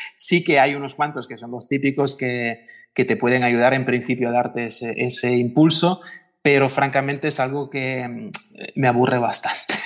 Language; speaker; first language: Spanish; non-native, fluent; Italian